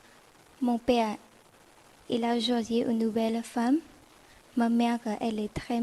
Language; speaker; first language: French; non-native, learner; Khmer